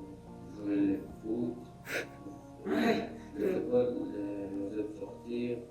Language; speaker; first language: French; non-native, learner; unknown